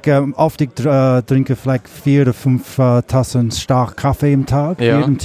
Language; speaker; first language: German; non-native, learner; English